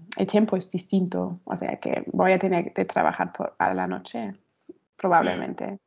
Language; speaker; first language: Spanish; non-native, fluent; German